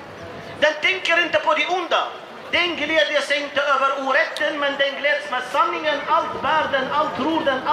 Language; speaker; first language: Swedish; non-native, fluent; Arabic